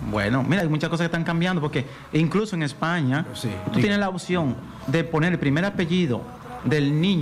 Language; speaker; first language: Spanish; native; Spanish